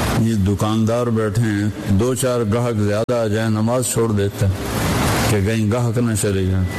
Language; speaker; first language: Urdu; non-native, local second language; Punjabi